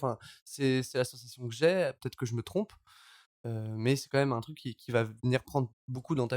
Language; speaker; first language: French; native; French